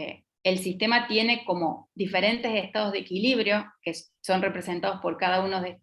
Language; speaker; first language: Spanish; native; Spanish